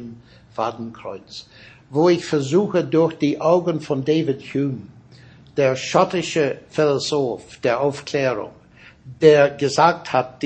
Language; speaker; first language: German; non-native, fluent; English